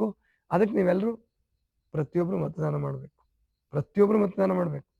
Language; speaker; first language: Kannada; native; Kannada